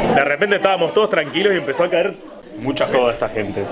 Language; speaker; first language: Spanish; native; Spanish